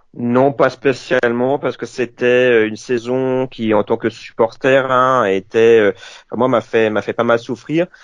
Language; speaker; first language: French; native; French